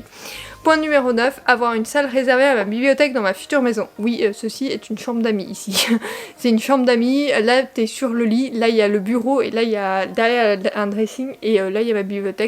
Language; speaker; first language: French; native; French